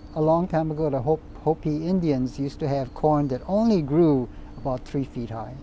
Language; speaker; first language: English; native; English